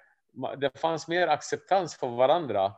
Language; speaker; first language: Swedish; non-native, fluent; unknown